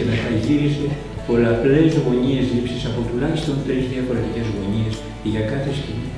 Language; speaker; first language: Greek; native; Greek